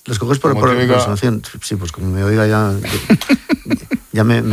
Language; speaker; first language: Spanish; native; Spanish